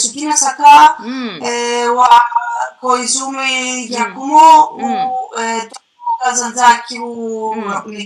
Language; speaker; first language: Japanese; non-native, learner; Greek